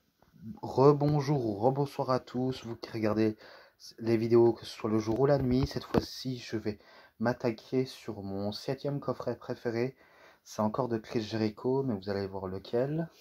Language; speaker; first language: French; native; French